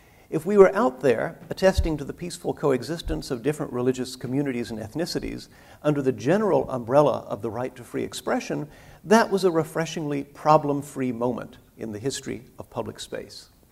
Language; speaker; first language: English; native; English